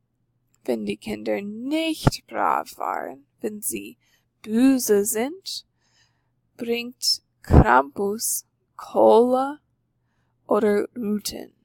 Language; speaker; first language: German; non-native, fluent; English